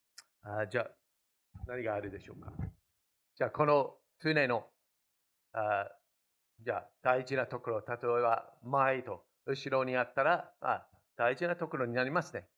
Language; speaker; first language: Japanese; non-native, fluent; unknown